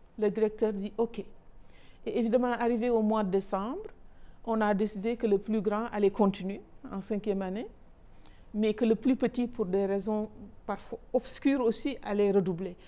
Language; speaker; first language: French; non-native, local second language; Wolof